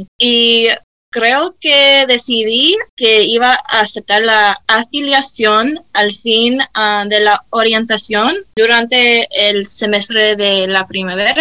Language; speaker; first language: Spanish; early bilingual, heritage; Spanish